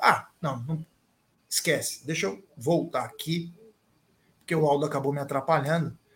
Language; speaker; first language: Portuguese; native; Portuguese